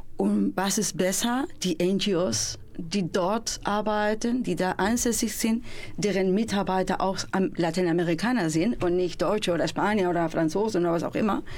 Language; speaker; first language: German; non-native, fluent; Spanish